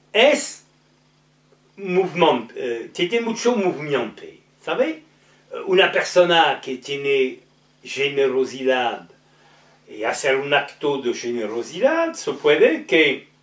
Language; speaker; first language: Spanish; non-native, learner; French